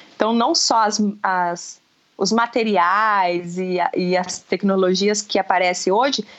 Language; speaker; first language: Portuguese; native; Portuguese